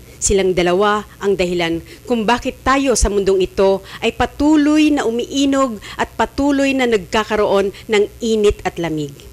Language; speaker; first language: Filipino; native; Filipino